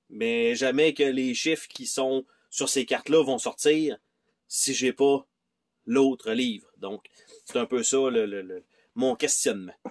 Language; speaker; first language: French; native; French